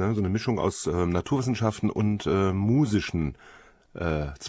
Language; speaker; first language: German; native; German